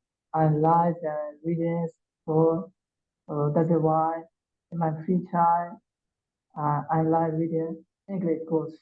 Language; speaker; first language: English; non-native, learner; Burmese